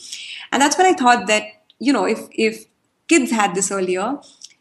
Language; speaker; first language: English; non-native, local second language; Hindi